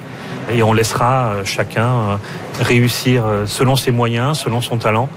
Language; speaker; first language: French; native; French